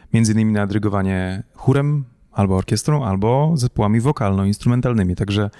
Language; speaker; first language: Polish; native; Polish